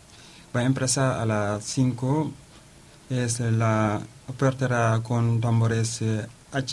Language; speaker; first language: Spanish; non-native, learner; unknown